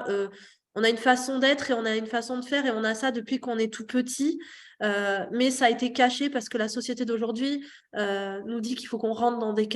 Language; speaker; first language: French; native; French